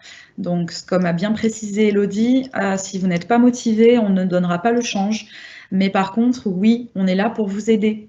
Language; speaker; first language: French; native; French